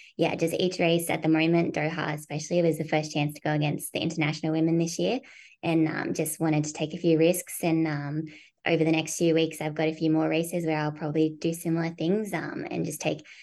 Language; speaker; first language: English; native; English